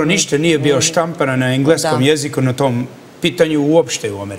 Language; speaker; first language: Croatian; early bilingual, heritage; English